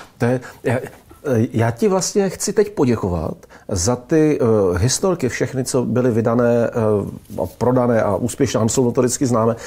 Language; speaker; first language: Czech; native; Czech